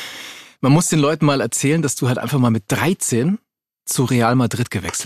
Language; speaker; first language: German; native; German